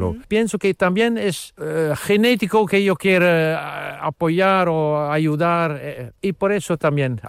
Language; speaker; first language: Spanish; non-native, learner; Dutch